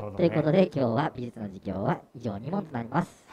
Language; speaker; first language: Japanese; native; Japanese